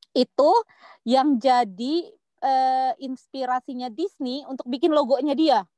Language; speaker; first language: Indonesian; native; Indonesian